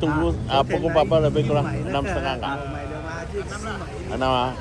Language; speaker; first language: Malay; non-native, local second language; Chinese